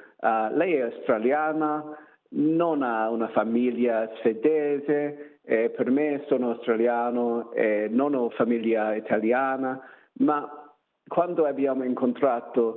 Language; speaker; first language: Italian; non-native, learner; English